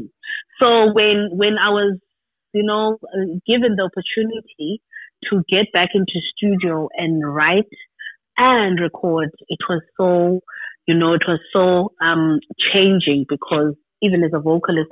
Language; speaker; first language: English; non-native, local second language; Xhosa